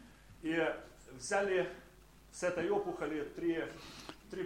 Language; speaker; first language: Polish; non-native, learner; Russian